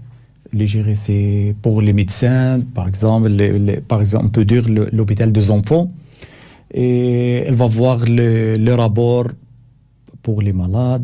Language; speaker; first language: French; non-native, learner; Arabic